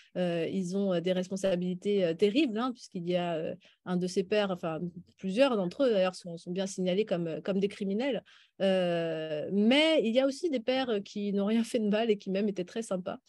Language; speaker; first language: French; native; French